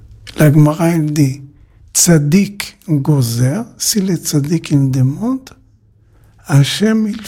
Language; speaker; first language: French; non-native, learner; Hebrew